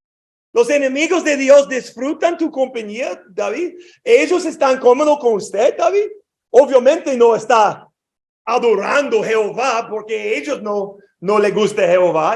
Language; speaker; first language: Spanish; non-native, fluent; English